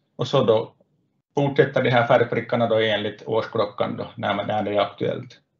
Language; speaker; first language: Swedish; native; Swedish